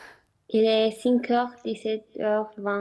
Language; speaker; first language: French; non-native, learner; Romanian